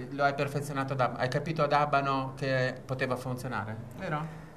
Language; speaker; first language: Italian; native; Italian